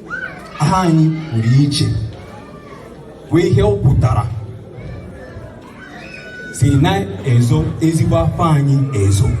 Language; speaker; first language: Igbo; early bilingual, heritage; Igbo